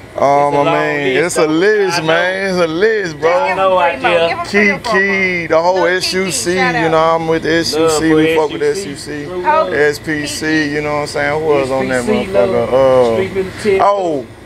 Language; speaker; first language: English; native; English